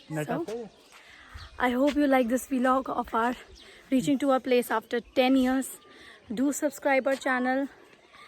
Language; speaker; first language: English; non-native, local second language; Hindi